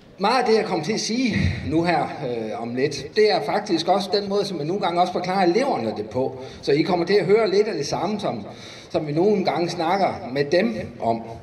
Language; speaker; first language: Danish; native; Danish